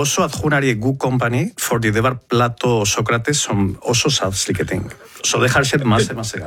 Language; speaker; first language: Norwegian; non-native, fluent; Spanish